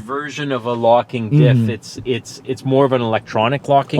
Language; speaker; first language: English; native; English